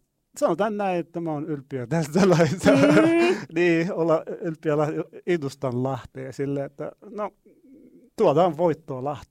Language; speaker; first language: Finnish; non-native, learner; Arabic